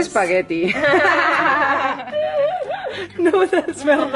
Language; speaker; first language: Spanish; non-native, learner; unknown